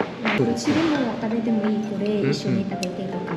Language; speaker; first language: Japanese; non-native, learner; Vietnamese